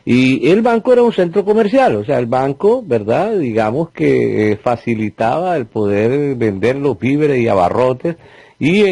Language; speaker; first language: Spanish; native; Spanish